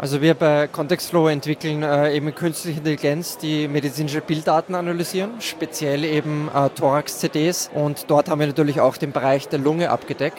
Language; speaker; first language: German; native; German